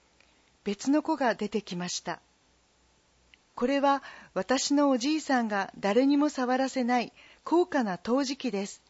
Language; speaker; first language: Japanese; non-native, fluent; Korean